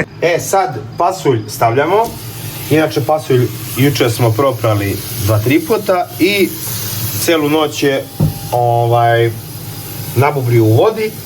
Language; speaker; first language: Croatian; native; Croatian